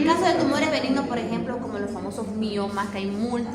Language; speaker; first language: Spanish; native; Spanish